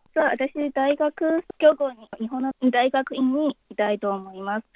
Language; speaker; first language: Japanese; non-native, learner; Chinese